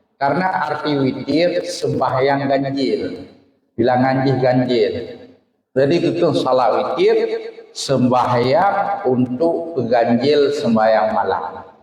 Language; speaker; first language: Malay; non-native, local second language; Achinese